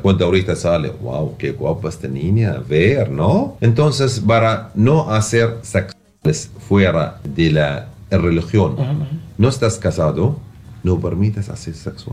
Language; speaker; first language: Spanish; non-native, learner; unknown